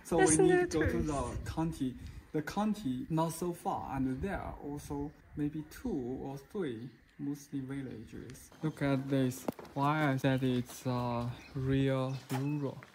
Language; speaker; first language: English; non-native, fluent; Chinese